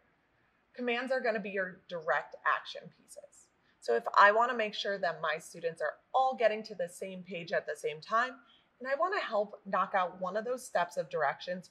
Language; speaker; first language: English; native; English